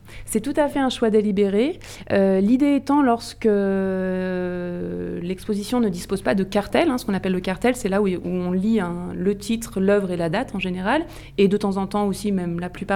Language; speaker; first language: French; native; French